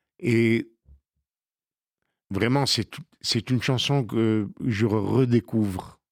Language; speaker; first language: French; native; French